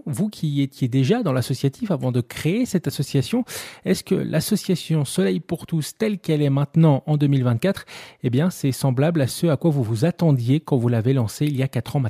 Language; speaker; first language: French; native; French